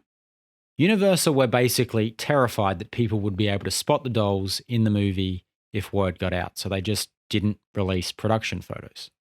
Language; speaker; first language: English; native; English